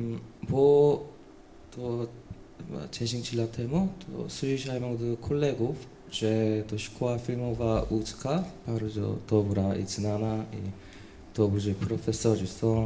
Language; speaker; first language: Polish; non-native, learner; Korean